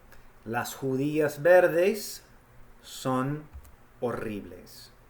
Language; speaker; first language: Spanish; non-native, fluent; English